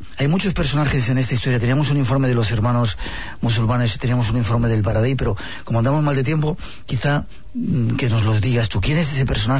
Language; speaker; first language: Spanish; native; Spanish